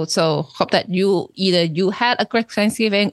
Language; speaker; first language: English; non-native, local second language; Cantonese